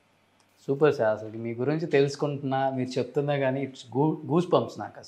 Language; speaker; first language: Telugu; native; Telugu